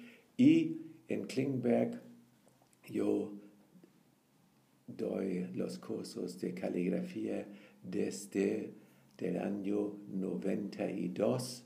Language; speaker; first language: Spanish; non-native, fluent; German